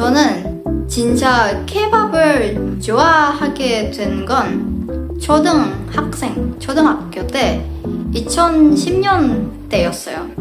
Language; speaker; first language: Korean; non-native, fluent; Indonesian